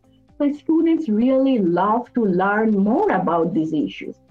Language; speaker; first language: English; non-native, local second language; Bangla